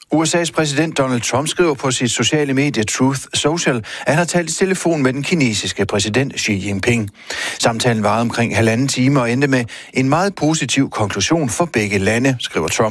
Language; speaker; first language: Danish; native; Danish